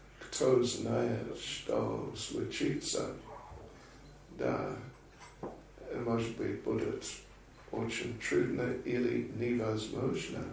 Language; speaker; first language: Russian; non-native, learner; English